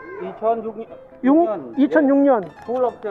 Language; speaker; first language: Korean; non-native, learner; Khmer